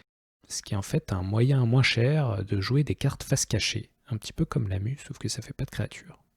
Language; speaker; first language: French; native; French